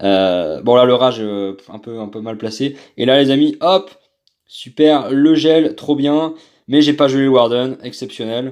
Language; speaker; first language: French; native; French